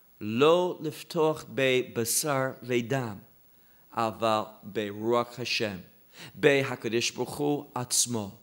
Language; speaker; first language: Hebrew; non-native, fluent; English